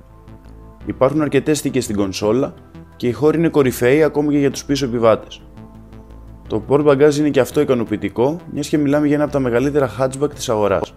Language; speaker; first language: Greek; native; Greek